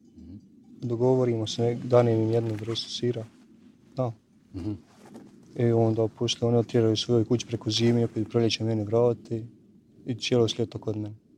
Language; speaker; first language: Bosnian; native; Bosnian